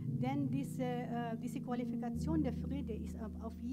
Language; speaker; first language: German; non-native, learner; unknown